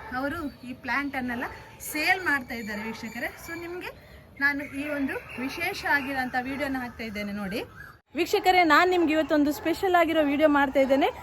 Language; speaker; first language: Kannada; non-native, local second language; Tulu